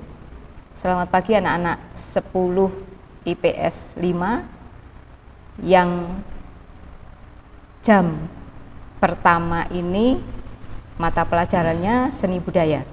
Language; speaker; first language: Malay; native; Malay